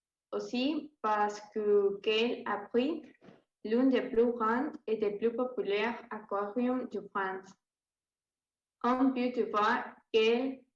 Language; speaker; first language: French; non-native, learner; Spanish